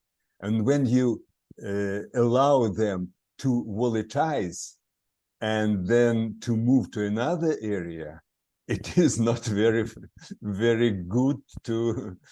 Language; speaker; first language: English; non-native, fluent; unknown